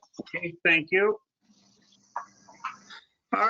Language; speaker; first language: English; native; English